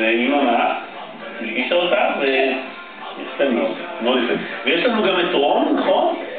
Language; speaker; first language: Hebrew; native; Hebrew